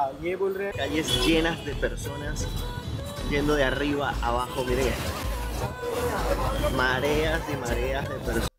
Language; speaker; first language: Spanish; native; Spanish